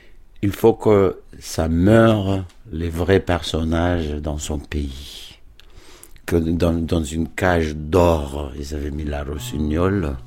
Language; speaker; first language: French; non-native, fluent; Turkish